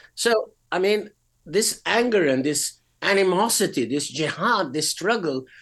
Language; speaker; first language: English; non-native, fluent; Persian